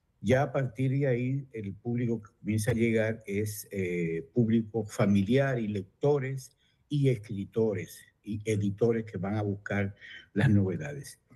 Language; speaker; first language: Spanish; native; Spanish